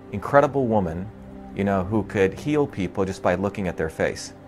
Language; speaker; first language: English; non-native, local second language; Tamil